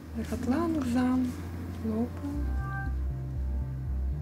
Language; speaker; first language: Dutch; non-native, fluent; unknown